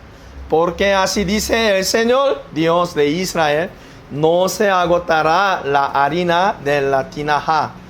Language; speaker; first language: Spanish; non-native, learner; Korean